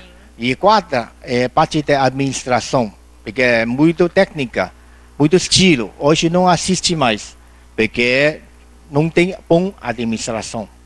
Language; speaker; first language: Portuguese; non-native, learner; Chinese